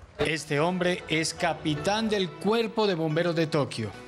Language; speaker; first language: Spanish; native; Spanish